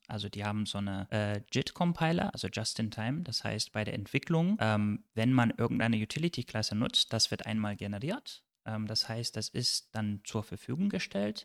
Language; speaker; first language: German; non-native, fluent; Turkish